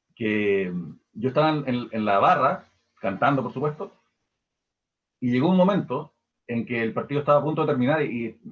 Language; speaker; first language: Spanish; native; Spanish